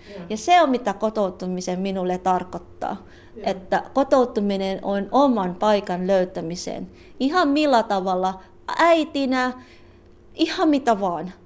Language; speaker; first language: Finnish; non-native, fluent; Filipino